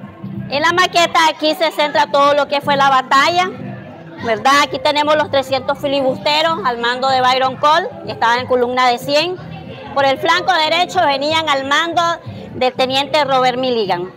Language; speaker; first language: Spanish; native; Spanish